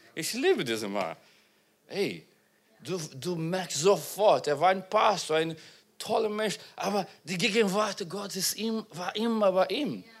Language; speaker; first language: German; non-native, fluent; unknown